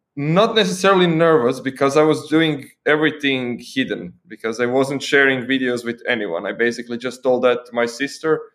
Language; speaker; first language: English; non-native, fluent; Croatian